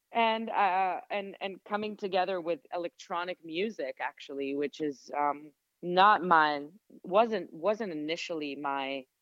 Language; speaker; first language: English; non-native, fluent; Hebrew